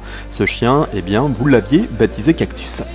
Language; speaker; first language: French; native; French